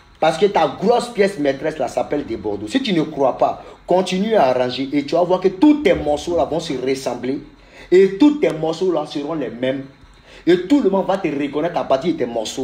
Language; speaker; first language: French; native; French